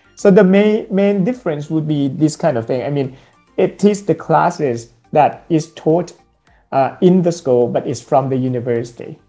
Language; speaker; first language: English; non-native, fluent; Thai